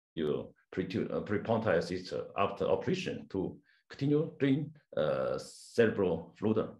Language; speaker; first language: English; non-native, learner; Chinese